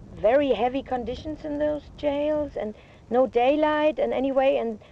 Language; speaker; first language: English; non-native, fluent; German